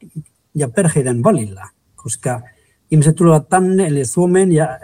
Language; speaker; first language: Finnish; non-native, fluent; Spanish